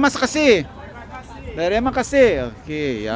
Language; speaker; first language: Indonesian; non-native, learner; Filipino